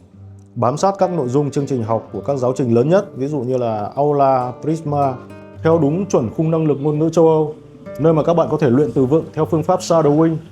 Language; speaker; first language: Vietnamese; native; Vietnamese